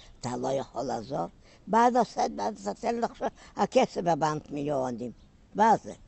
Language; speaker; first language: Hebrew; non-native, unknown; German